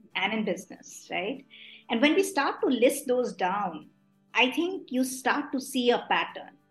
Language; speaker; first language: English; non-native, local second language; Hindi